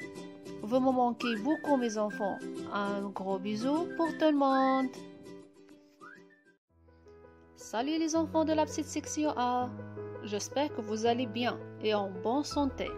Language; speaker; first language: French; non-native, local second language; Arabic